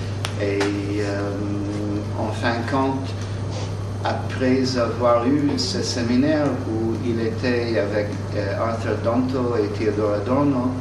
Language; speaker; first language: French; non-native, fluent; English